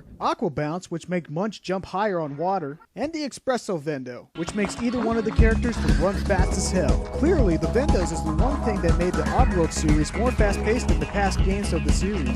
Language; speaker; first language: English; non-native, fluent; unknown